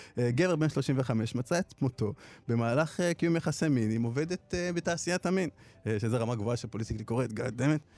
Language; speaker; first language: Hebrew; early bilingual, other home language; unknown